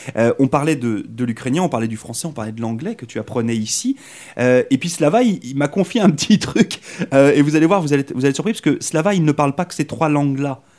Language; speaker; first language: French; native; French